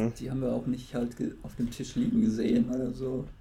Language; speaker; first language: German; native; German